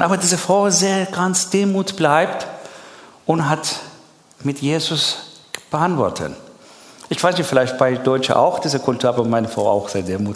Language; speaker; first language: German; non-native, learner; Persian